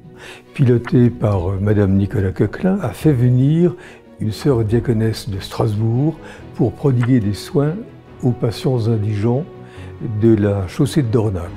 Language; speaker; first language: French; native; French